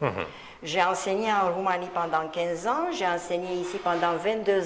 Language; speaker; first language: French; non-native, fluent; Romanian